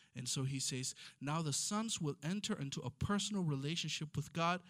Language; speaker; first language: English; non-native, fluent; Amharic